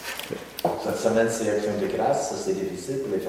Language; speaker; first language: French; non-native, local second language; English